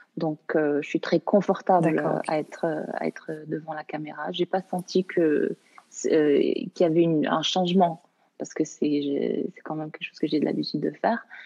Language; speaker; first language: French; early bilingual, other home language; Arabic